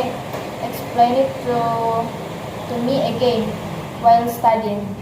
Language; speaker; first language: English; non-native, fluent; Indonesian